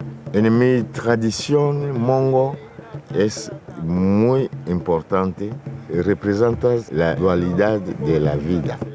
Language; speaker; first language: Spanish; non-native, fluent; Lingala